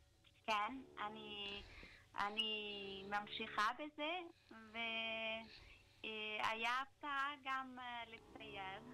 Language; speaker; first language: Hebrew; non-native, learner; Italian